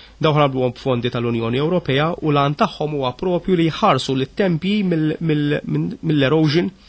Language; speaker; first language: Maltese; native; Maltese